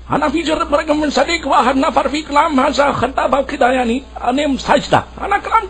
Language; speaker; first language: Arabic; non-native, learner; Urdu